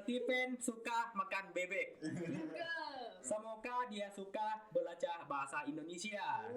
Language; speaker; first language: Indonesian; non-native, learner; Thai